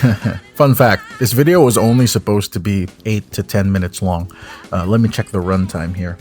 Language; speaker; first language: English; native; English